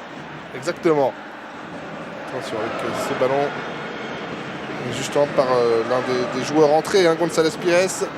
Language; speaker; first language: French; native; French